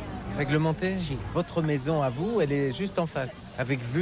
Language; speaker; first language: French; native; French